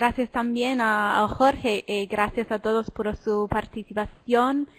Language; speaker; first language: Spanish; non-native, learner; Italian